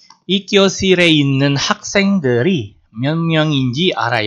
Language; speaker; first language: Korean; non-native, fluent; Indonesian